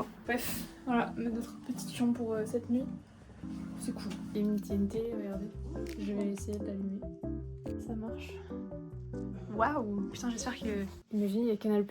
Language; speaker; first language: French; native; French